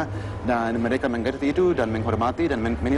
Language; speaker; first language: Indonesian; non-native, fluent; English